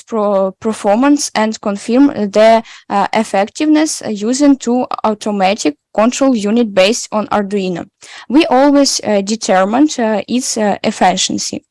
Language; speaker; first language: English; non-native, learner; Ukrainian